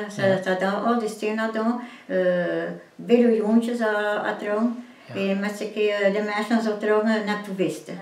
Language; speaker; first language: Dutch; early bilingual, heritage; French